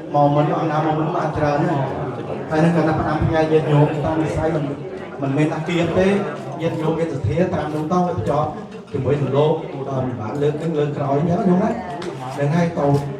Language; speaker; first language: Khmer; native; Khmer